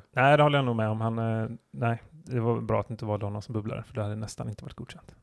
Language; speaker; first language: Swedish; native; Swedish